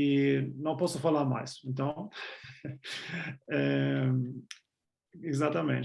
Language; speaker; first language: Portuguese; non-native, fluent; German